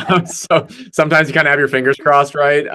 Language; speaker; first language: English; native; English